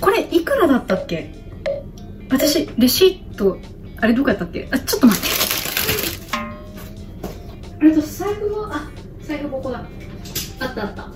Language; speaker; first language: Japanese; native; Japanese